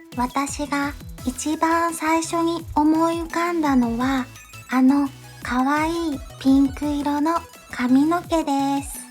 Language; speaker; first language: Japanese; native; Japanese